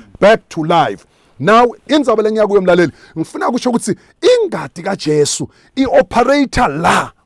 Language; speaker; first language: Zulu; non-native, local second language; Swati